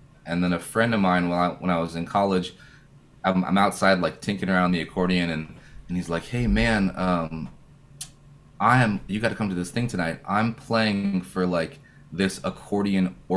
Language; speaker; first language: English; native; English